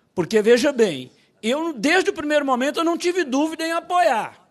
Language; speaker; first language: Portuguese; native; Portuguese